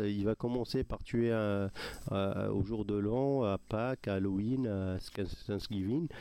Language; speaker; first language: French; non-native, local second language; Arabic